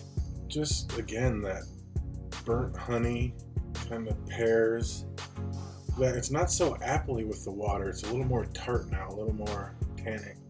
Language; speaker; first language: English; native; English